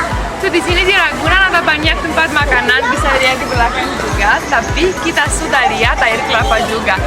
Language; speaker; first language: Indonesian; non-native, fluent; Romanian